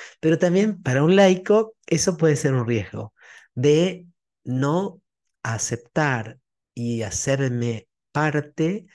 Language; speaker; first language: Spanish; native; Spanish